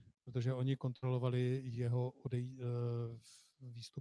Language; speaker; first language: Czech; non-native, learner; Russian